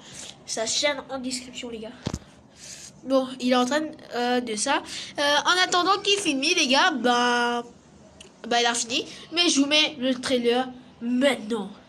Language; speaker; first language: French; native; French